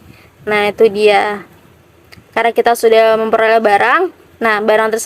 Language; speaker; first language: Indonesian; native; Indonesian